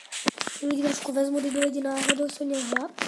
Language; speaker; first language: Czech; non-native, learner; Slovak